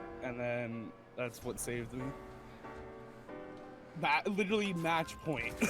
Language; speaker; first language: English; native; English